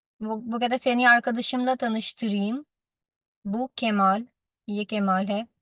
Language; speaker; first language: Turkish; non-native, fluent; Urdu